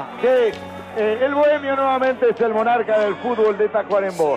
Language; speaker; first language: Spanish; native; Spanish